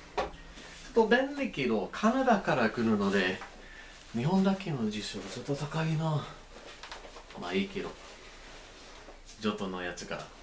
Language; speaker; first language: Japanese; non-native, learner; English